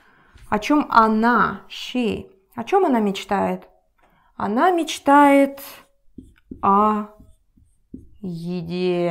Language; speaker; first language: Russian; non-native, learner; English